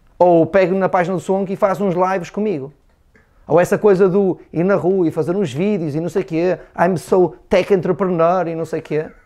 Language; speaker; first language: Portuguese; native; Portuguese